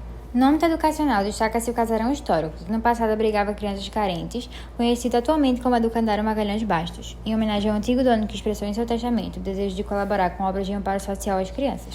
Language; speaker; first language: Portuguese; native; Portuguese